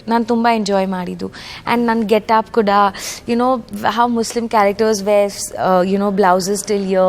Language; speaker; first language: Kannada; non-native, learner; Punjabi